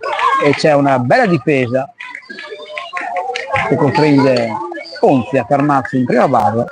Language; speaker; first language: Italian; native; Italian